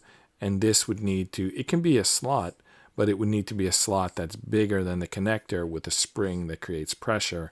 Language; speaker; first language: English; native; English